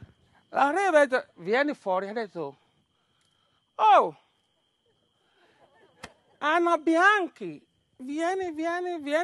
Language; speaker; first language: Italian; non-native, learner; Yoruba